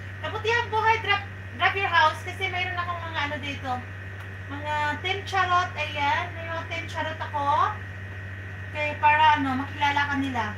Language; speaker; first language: Filipino; native; Filipino